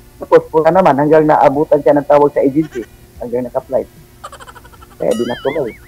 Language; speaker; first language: Filipino; non-native, local second language; Cebuano